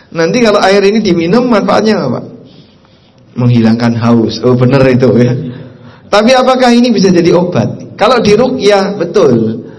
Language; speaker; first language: Indonesian; non-native, local second language; Javanese